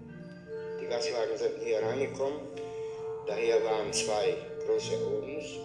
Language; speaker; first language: German; non-native, learner; Polish